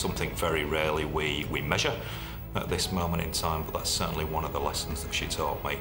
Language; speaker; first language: English; native; English